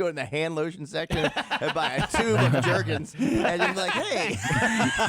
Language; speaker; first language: English; native; English